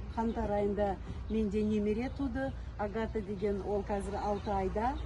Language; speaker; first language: Kazakh; non-native, local second language; Russian